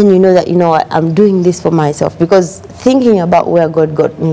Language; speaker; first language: English; non-native, local second language; Ganda